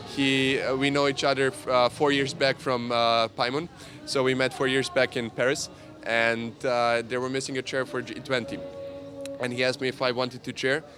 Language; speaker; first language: English; non-native, fluent; Serbian